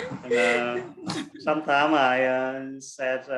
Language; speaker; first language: English; non-native, learner; Vietnamese